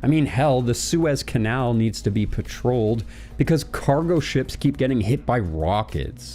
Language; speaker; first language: English; native; English